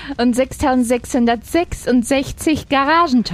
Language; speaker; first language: German; non-native, learner; Spanish